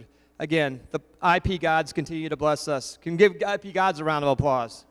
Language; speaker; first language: English; native; English